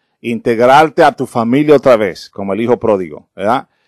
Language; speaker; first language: Spanish; native; Spanish